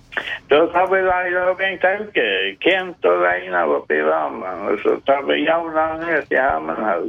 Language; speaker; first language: Swedish; native; Swedish